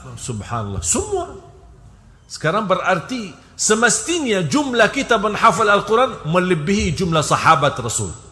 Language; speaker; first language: Malay; non-native, fluent; Arabic